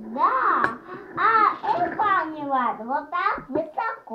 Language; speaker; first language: Russian; native; Russian